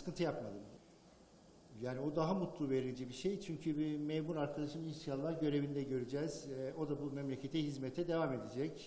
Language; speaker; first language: Turkish; non-native, fluent; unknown